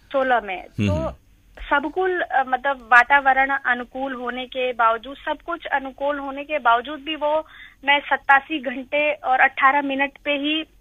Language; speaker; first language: Hindi; native; Hindi